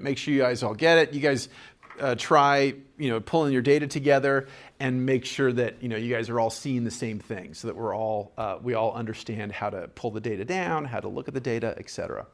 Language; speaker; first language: English; native; English